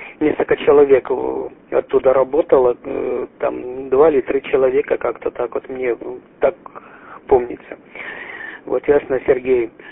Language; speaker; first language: Russian; native; Russian